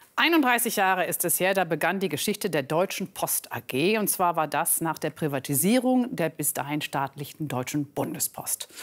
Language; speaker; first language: German; native; German